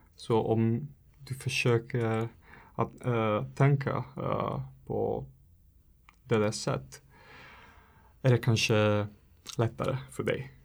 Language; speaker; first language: Swedish; non-native, learner; Italian